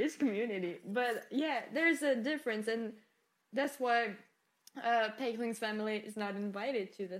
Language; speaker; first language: English; non-native, fluent; French